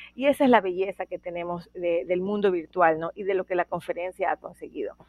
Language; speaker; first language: Spanish; native; Spanish